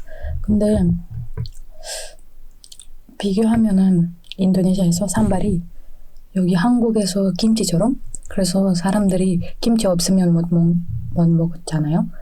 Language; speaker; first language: Korean; non-native, fluent; Indonesian